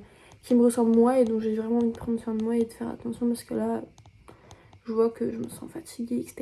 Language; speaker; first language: French; native; French